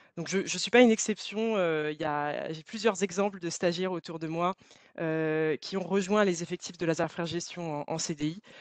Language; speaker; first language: French; native; French